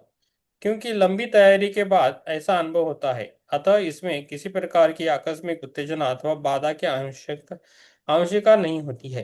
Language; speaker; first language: Hindi; native; Hindi